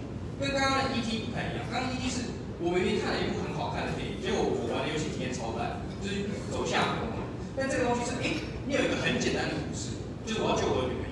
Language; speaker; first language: Chinese; native; Chinese